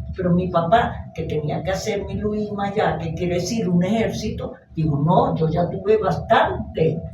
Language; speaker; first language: Spanish; early bilingual, other home language; Hebrew